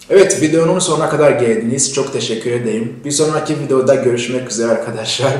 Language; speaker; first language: Turkish; non-native, fluent; Kinyarwanda